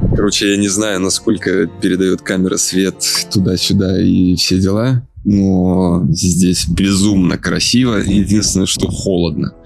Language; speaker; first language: Russian; native; Russian